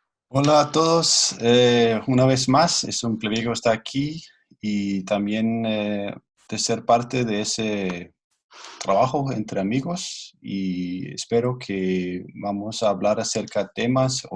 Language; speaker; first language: Spanish; non-native, fluent; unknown